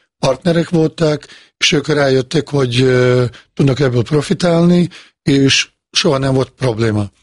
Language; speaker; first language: Hungarian; non-native, fluent; Bosnian